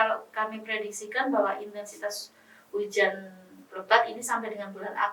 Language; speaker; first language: Indonesian; native; Indonesian